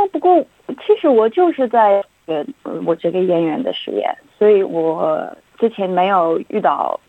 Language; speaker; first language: Chinese; non-native, fluent; English